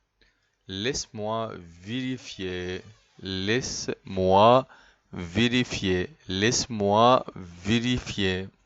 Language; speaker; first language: French; non-native, fluent; Arabic